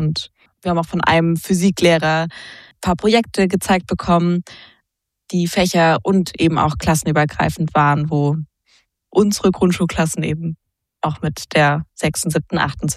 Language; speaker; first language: German; native; German